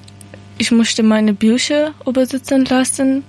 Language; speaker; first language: German; non-native, learner; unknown